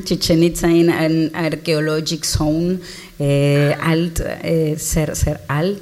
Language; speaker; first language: German; non-native, learner; Spanish